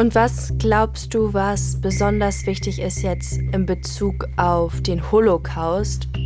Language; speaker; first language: German; native; German